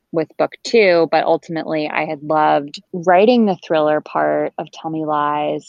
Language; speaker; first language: English; native; English